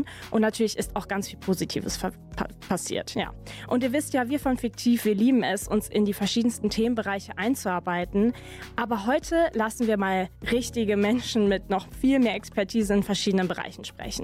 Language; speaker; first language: German; native; German